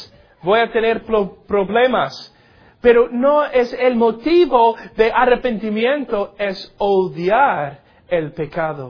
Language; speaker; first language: Spanish; non-native, learner; English